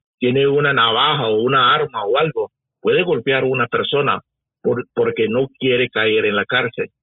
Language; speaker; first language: Spanish; early bilingual, heritage; Spanish